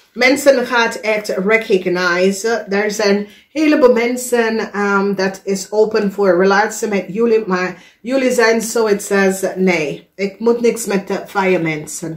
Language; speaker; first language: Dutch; non-native, learner; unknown